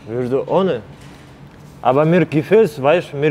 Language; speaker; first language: German; non-native, learner; Russian